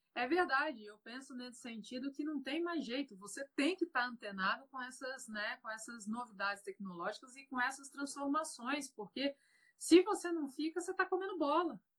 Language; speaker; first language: Portuguese; native; Portuguese